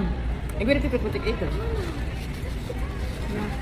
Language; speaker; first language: Dutch; non-native, learner; Filipino